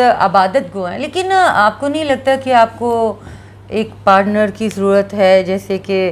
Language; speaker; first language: Urdu; non-native, local second language; Punjabi